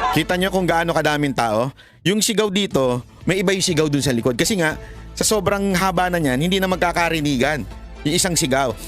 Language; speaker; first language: Filipino; native; Filipino